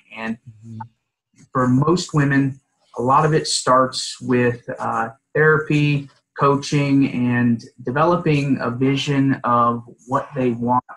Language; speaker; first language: English; native; English